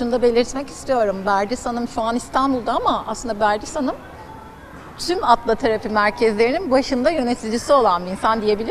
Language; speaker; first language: Turkish; native; Turkish